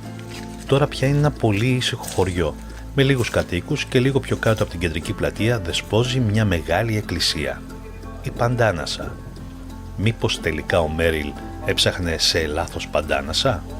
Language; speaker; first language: Greek; native; Greek